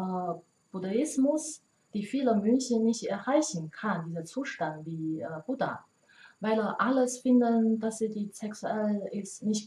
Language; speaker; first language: German; non-native, learner; Chinese